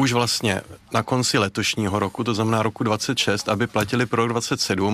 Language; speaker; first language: Czech; native; Czech